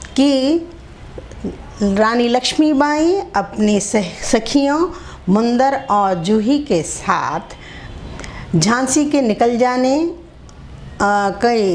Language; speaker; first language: Hindi; non-native, local second language; Telugu